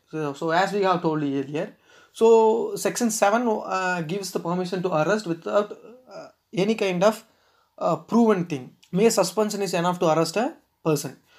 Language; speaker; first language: English; non-native, local second language; Tamil